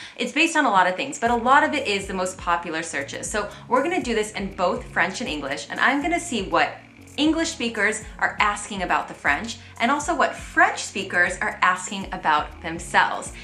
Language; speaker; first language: English; native; English